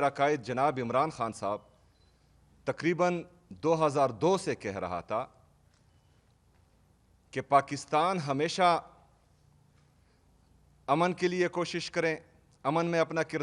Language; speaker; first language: Urdu; non-native, local second language; Pashto